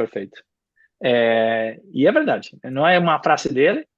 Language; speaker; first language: Portuguese; non-native, fluent; Spanish